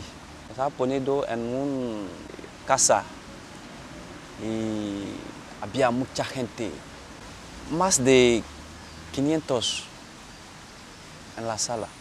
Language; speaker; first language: Spanish; non-native, learner; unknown